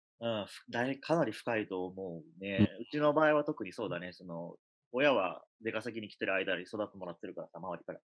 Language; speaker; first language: Japanese; early bilingual, other home language; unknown